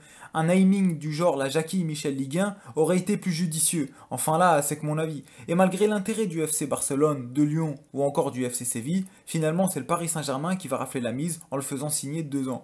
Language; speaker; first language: French; native; French